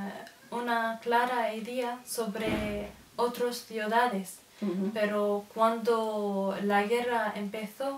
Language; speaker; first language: Spanish; non-native, learner; Arabic